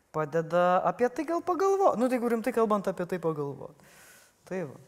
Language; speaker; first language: Lithuanian; native; Lithuanian